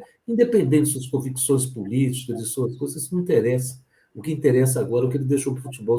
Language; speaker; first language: Portuguese; native; Portuguese